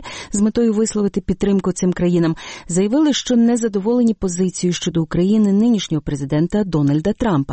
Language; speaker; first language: Ukrainian; native; Ukrainian